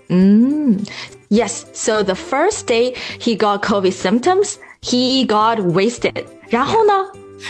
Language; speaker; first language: English; non-native, fluent; Chinese